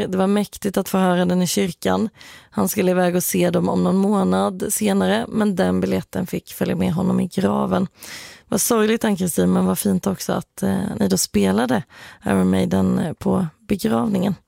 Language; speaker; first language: Swedish; native; Swedish